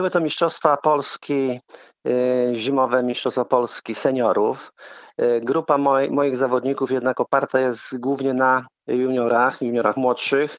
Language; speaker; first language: Polish; native; Polish